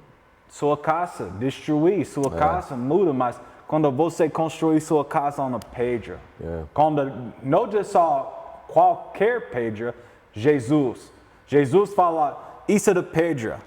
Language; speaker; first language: Portuguese; non-native, learner; English